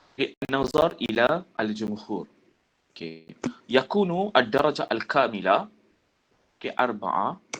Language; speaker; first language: Arabic; non-native, fluent; Malay